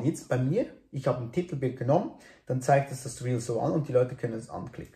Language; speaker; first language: German; native; German